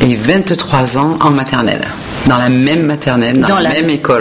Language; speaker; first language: French; native; French